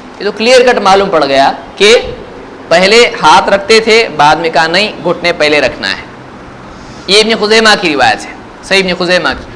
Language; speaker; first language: Urdu; native; Urdu